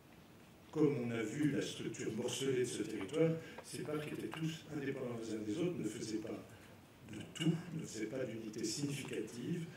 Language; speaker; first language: French; native; French